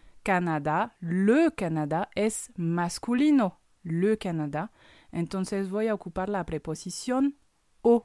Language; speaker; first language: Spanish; non-native, fluent; French